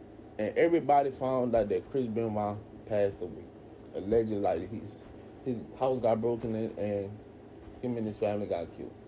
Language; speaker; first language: English; native; English